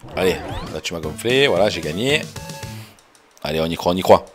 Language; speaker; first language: French; native; French